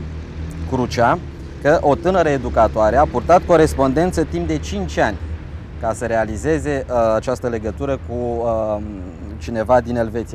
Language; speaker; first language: Romanian; native; Romanian